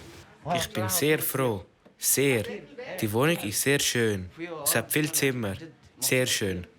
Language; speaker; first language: German; non-native, learner; Arabic